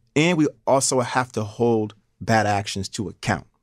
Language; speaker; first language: English; native; English